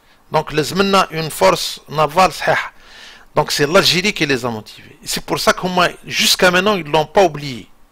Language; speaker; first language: French; non-native, local second language; Arabic